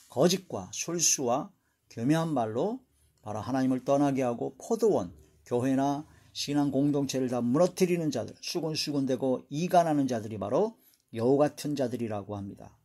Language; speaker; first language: Korean; native; Korean